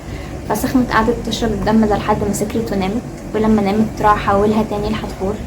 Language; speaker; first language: Arabic; native; Arabic